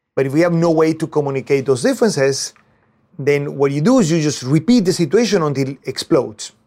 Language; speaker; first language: English; non-native, fluent; Spanish